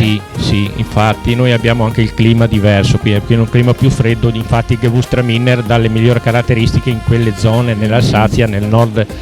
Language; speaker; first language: Italian; native; Italian